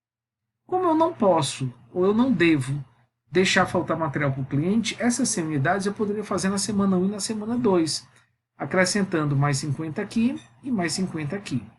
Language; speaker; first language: Portuguese; native; Portuguese